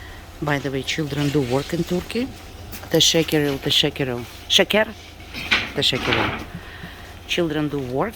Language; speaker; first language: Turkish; non-native, learner; Russian